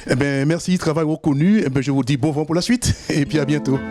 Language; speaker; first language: French; native; French